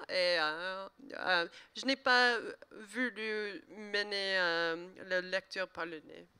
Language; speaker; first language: French; non-native, learner; English